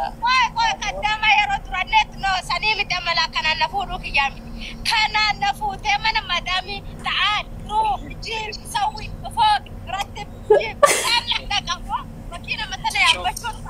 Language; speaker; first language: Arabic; non-native, learner; Oromo